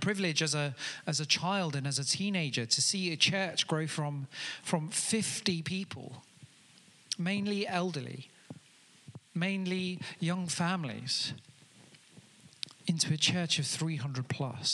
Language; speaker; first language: English; native; English